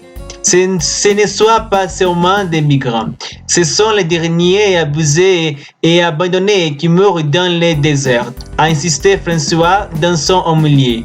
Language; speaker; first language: French; non-native, learner; Spanish